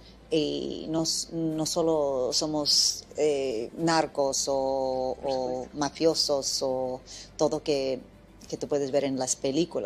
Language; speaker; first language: Spanish; non-native, fluent; English